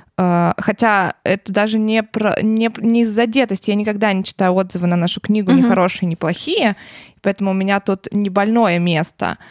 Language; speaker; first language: Russian; native; Russian